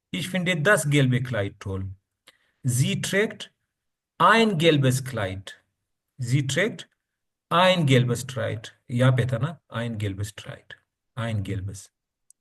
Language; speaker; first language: German; non-native, learner; Urdu